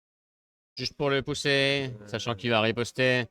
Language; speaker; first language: French; native; French